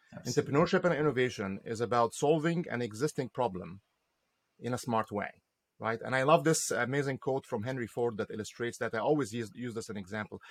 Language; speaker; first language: English; non-native, fluent; Arabic